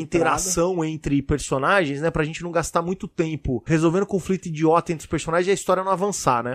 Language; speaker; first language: Portuguese; native; Portuguese